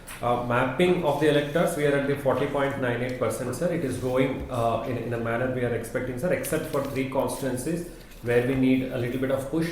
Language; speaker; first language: English; non-native, local second language; Telugu